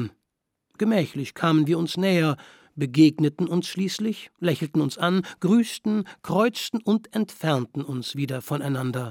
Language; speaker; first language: German; native; German